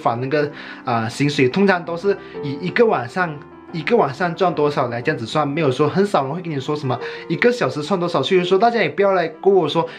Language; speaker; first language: Chinese; native; Chinese